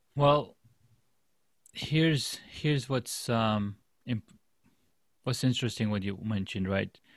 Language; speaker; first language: English; non-native, fluent; Urdu